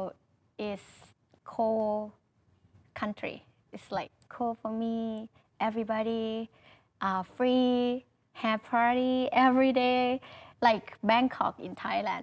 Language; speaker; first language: English; non-native, learner; Thai